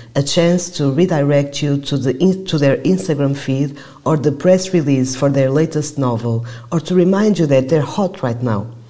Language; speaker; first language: English; non-native, fluent; Portuguese